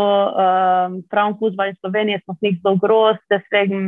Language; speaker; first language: German; non-native, fluent; Slovenian